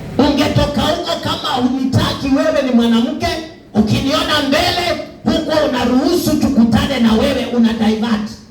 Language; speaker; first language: Swahili; non-native, local second language; Luyia